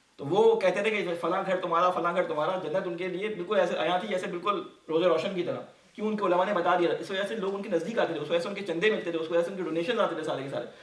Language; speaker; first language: Urdu; native; Urdu